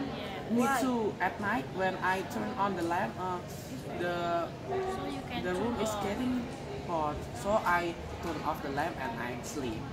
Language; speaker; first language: English; non-native, learner; Indonesian